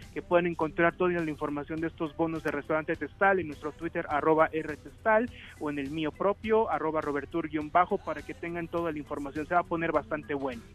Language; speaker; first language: Spanish; native; Spanish